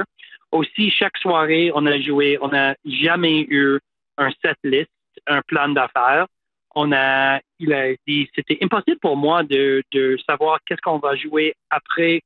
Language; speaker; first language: French; non-native, local second language; English